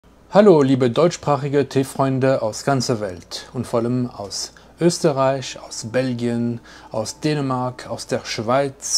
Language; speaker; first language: German; non-native, fluent; French